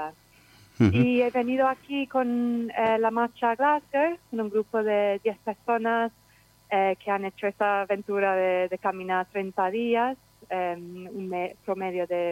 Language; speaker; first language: Spanish; non-native, fluent; English